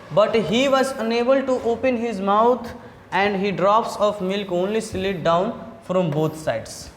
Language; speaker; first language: English; non-native, local second language; Hindi